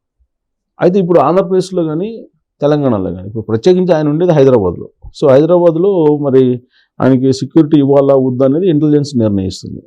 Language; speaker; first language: Telugu; native; Telugu